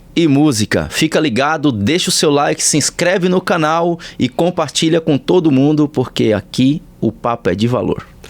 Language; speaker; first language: Portuguese; native; Portuguese